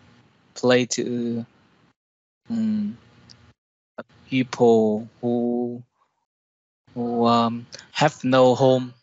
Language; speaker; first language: English; non-native, learner; Vietnamese